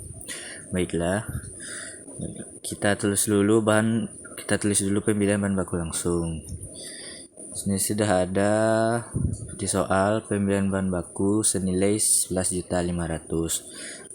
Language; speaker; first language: Indonesian; native; Indonesian